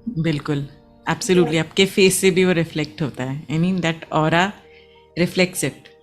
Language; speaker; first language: Hindi; native; Hindi